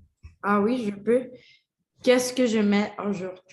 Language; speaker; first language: French; non-native, learner; Spanish